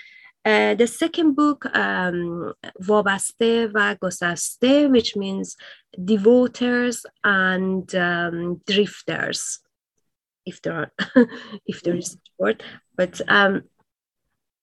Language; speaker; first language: English; non-native, fluent; Persian